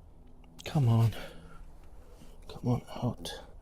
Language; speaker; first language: English; native; English